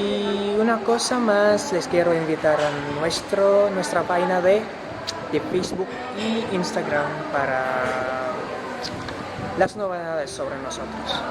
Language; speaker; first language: Spanish; non-native, fluent; Filipino